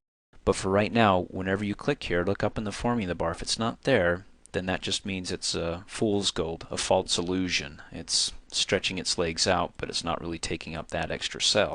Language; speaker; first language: English; native; English